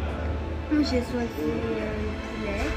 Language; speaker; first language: French; early bilingual, other home language; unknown